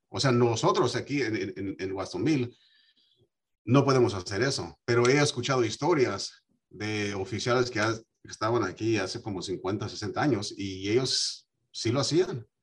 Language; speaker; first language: Spanish; early bilingual, heritage; Spanish